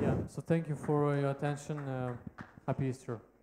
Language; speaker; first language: English; non-native, fluent; Russian